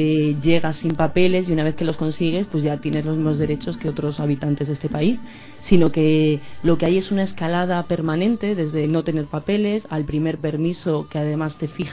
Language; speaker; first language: Spanish; native; Spanish